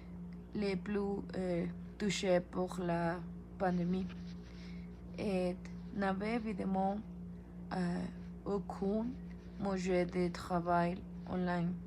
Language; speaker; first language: French; non-native, learner; Spanish